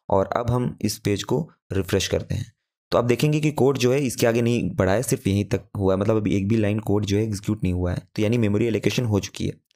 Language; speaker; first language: Hindi; native; Hindi